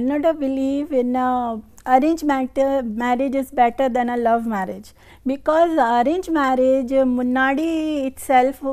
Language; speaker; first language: Tamil; non-native, learner; Hindi